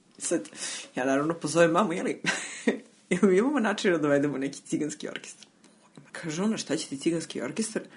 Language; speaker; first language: Serbian; native; Serbian